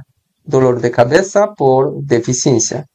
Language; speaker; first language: Spanish; non-native, learner; Korean